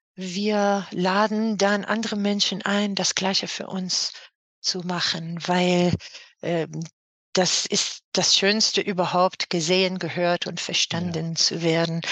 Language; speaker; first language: German; non-native, fluent; English